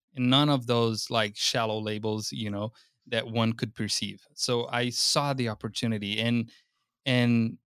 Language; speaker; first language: English; non-native, fluent; Portuguese